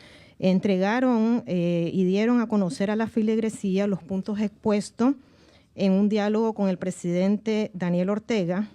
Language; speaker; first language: Spanish; native; Spanish